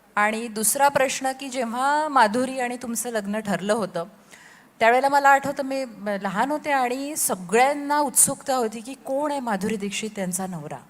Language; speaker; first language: Marathi; native; Marathi